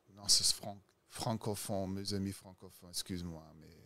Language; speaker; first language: French; non-native, learner; Portuguese